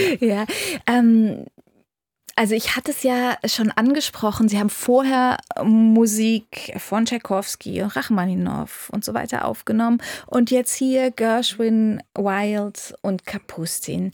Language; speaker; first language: German; native; German